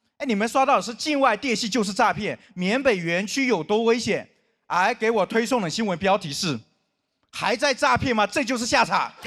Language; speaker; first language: Chinese; non-native, local second language; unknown